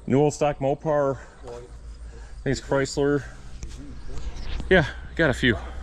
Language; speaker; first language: English; native; English